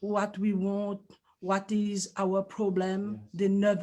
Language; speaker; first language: English; non-native, learner; Morisyen